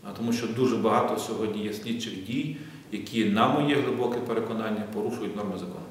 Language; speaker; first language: Ukrainian; native; Ukrainian